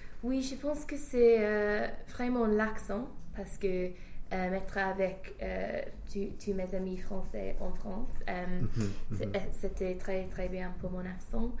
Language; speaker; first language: French; non-native, fluent; English